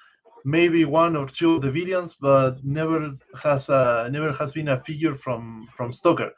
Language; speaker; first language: English; non-native, fluent; Spanish